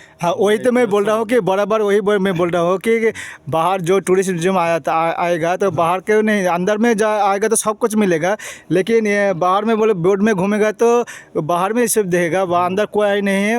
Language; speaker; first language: Hindi; non-native, local second language; Bangla